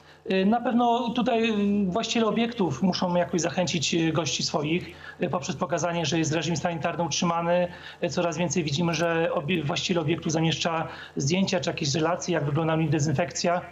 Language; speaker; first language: Polish; native; Polish